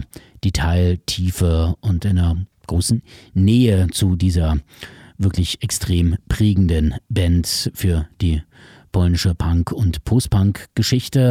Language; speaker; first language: German; native; German